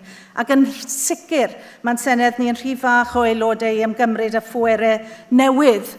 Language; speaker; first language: Welsh; native; Welsh